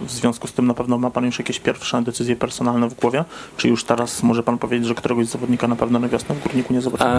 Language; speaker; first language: Polish; native; Polish